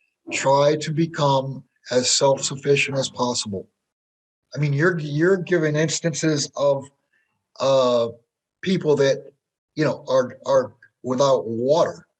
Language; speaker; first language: English; native; English